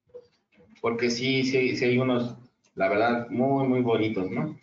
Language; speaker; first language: Spanish; native; Spanish